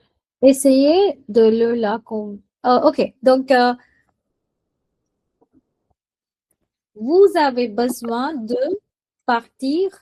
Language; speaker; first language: French; non-native, fluent; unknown